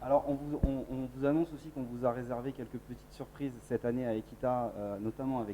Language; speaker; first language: French; native; French